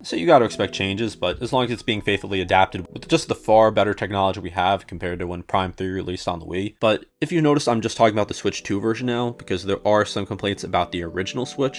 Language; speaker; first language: English; native; English